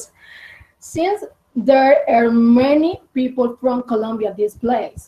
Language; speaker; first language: English; non-native, learner; Spanish